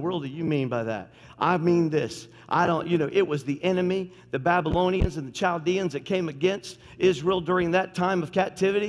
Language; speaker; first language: English; native; English